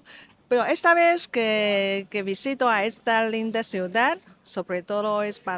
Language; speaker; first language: Spanish; non-native, local second language; Chinese